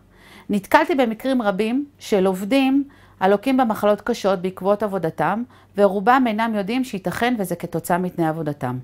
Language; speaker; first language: Hebrew; native; Hebrew